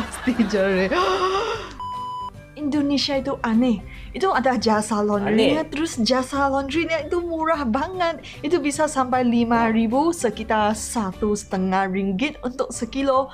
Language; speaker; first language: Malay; non-native, local second language; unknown